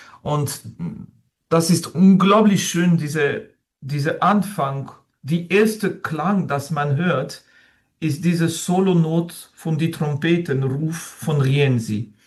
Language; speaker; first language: German; non-native, fluent; French